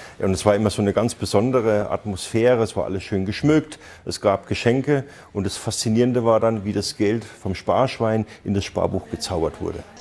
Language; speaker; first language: German; native; German